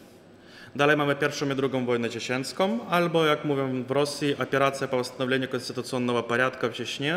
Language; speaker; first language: Polish; non-native, fluent; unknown